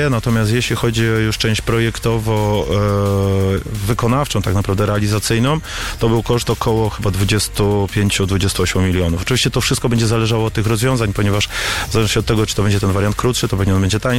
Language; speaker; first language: Polish; native; Polish